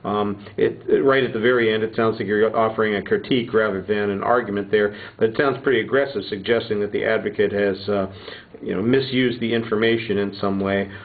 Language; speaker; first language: English; native; English